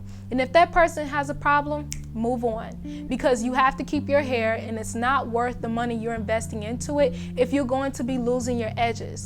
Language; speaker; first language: English; native; English